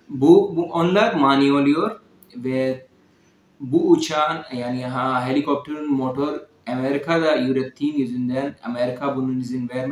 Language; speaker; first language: Turkish; non-native, fluent; Urdu